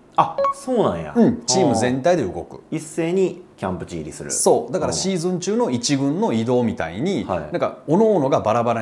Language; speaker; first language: Japanese; native; Japanese